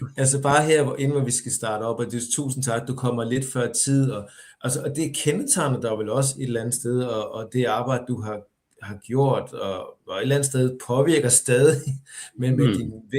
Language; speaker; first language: Danish; native; Danish